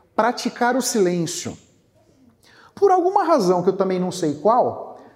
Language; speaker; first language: Portuguese; native; Portuguese